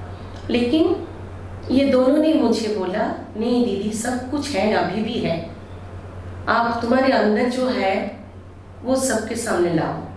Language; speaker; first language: Hindi; non-native, local second language; Bangla